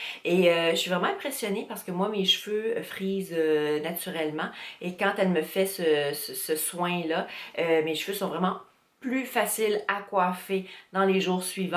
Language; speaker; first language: French; native; French